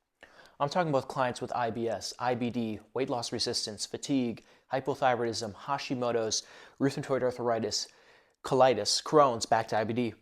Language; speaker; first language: English; native; English